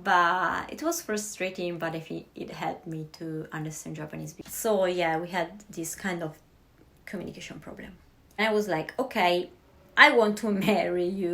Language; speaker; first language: English; non-native, fluent; Italian